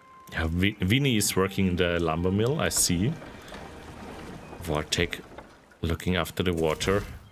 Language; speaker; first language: English; non-native, fluent; German